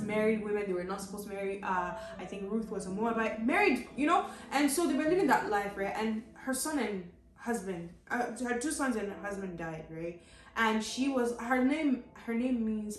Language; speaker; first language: English; non-native, local second language; Yoruba